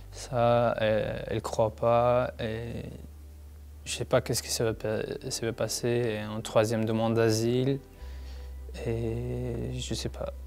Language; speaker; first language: French; non-native, learner; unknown